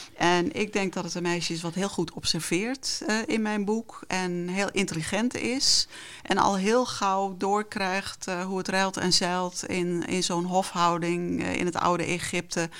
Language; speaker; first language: Dutch; non-native, local second language; Western Frisian